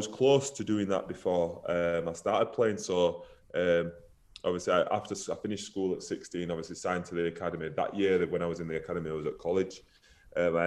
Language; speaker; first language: English; native; English